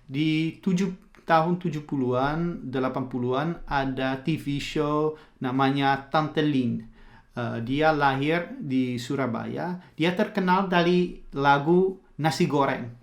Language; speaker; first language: Indonesian; early bilingual, heritage; Dutch